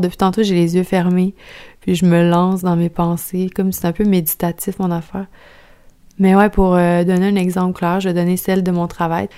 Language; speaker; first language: French; native; French